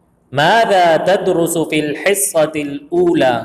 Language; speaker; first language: Arabic; non-native, fluent; Urdu